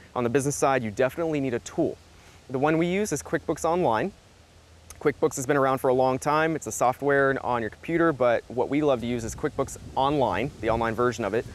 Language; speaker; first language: English; native; English